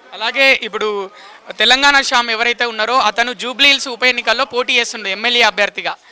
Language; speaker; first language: Telugu; native; Telugu